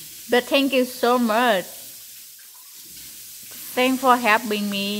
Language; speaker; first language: English; non-native, learner; Vietnamese